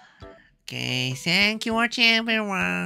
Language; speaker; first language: English; non-native, learner; Japanese